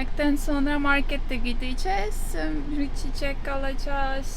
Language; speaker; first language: Turkish; non-native, learner; Estonian